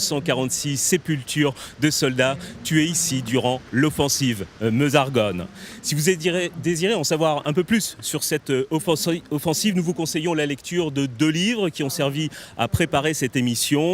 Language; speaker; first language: French; native; French